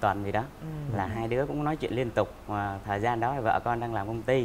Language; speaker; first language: Vietnamese; native; Vietnamese